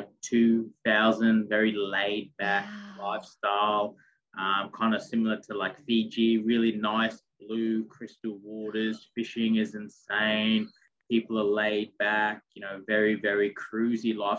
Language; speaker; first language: English; non-native, local second language; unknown